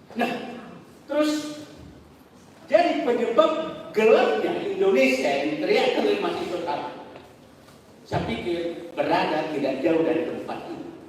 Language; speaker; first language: Indonesian; non-native, local second language; Buginese